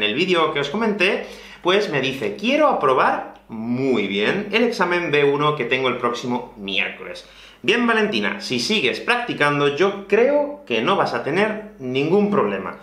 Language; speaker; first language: Spanish; native; Spanish